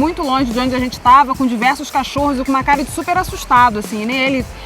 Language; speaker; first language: Portuguese; native; Portuguese